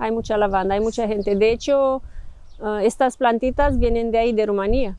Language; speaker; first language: Spanish; non-native, fluent; Romanian